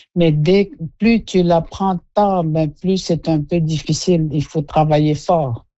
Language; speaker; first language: French; non-native, local second language; Innu-aimun